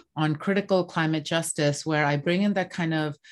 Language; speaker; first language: English; non-native, local second language; Bangla